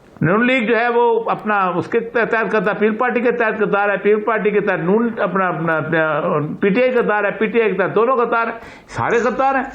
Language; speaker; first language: Urdu; non-native, local second language; Punjabi